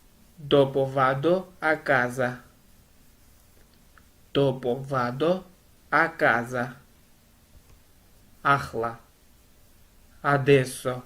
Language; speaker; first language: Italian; non-native, learner; Georgian